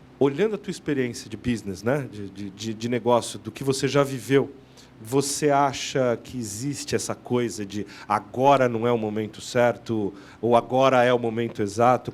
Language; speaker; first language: Portuguese; native; Portuguese